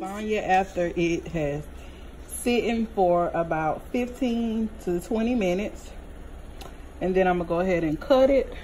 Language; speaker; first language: English; native; English